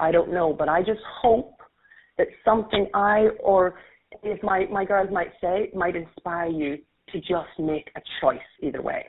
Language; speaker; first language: English; native; English